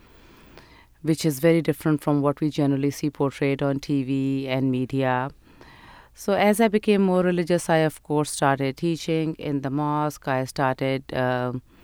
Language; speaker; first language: English; non-native, local second language; Urdu